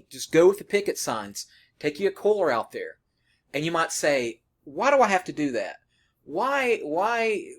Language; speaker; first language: English; native; English